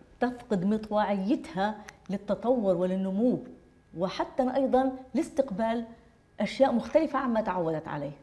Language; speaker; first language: Arabic; native; Arabic